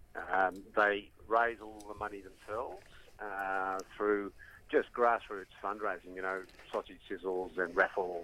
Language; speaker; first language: English; native; English